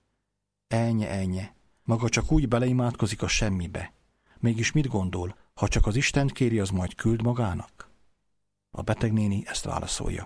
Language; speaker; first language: Hungarian; native; Hungarian